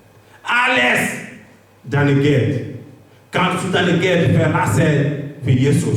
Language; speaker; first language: German; non-native, learner; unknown